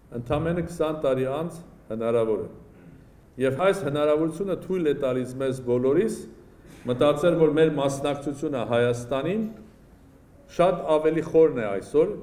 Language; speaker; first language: Armenian; native; Armenian